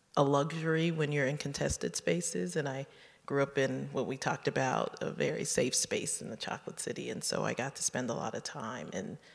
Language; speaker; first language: English; native; English